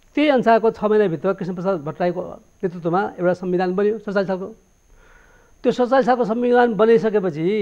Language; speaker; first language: Nepali; native; Nepali